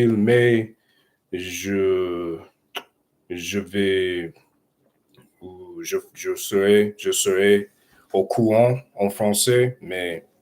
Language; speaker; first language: French; non-native, learner; English